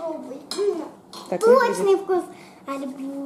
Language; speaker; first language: Russian; early bilingual, heritage; Russian